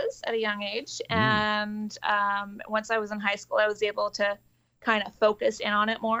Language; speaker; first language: English; native; English